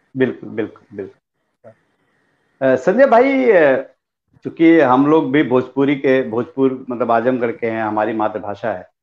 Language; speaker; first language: Hindi; non-native, local second language; Bhojpuri